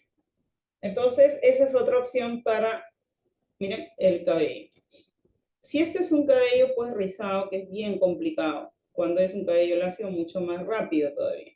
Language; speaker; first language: Spanish; native; Spanish